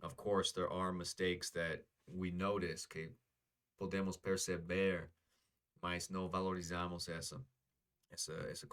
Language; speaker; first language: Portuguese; non-native, fluent; English